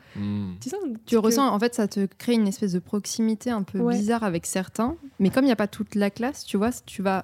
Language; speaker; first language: French; native; French